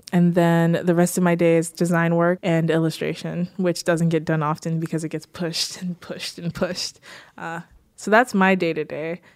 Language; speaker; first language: English; native; English